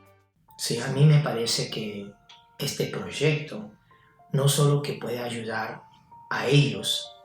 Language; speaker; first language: Spanish; non-native, fluent; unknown